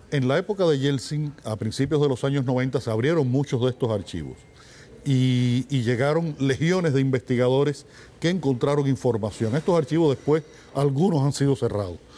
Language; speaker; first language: Spanish; native; Spanish